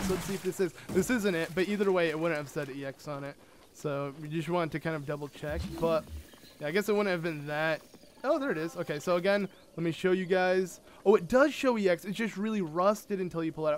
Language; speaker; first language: English; native; English